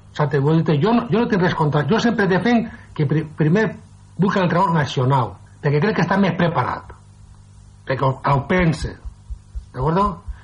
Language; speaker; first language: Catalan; non-native, local second language; Spanish